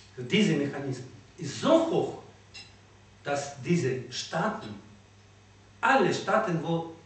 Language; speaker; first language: German; non-native, learner; Russian